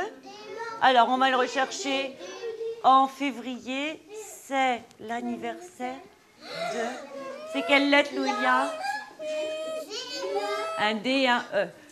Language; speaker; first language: French; native; French